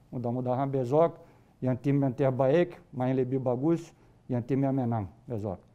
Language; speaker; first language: Indonesian; non-native, fluent; Portuguese